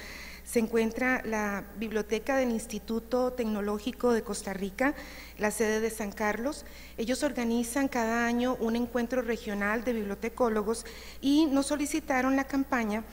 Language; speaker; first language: Spanish; native; Spanish